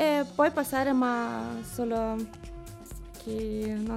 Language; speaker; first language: Italian; non-native, learner; Lithuanian